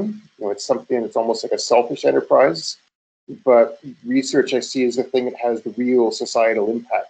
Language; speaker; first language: English; native; English